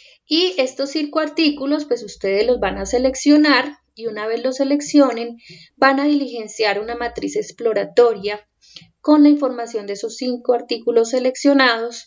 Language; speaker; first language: Spanish; native; Spanish